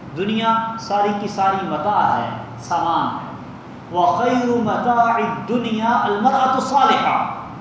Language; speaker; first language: Urdu; non-native, local second language; Punjabi